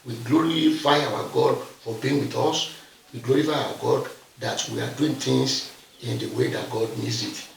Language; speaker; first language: English; non-native, local second language; Yoruba